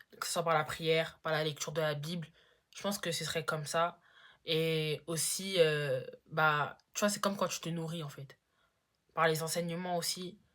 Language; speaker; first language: French; native; French